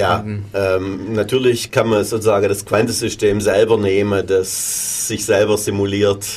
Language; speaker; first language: German; native; German